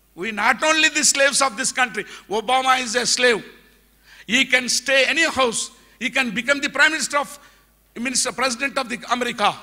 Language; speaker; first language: English; non-native, local second language; Telugu